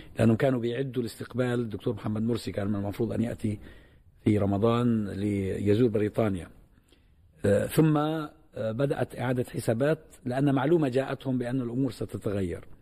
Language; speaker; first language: Arabic; native; Arabic